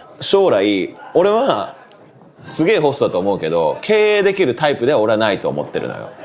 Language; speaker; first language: Japanese; native; Japanese